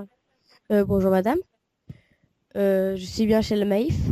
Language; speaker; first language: French; native; French